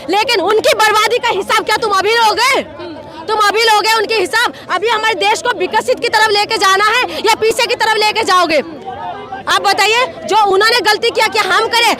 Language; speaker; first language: Hindi; non-native, local second language; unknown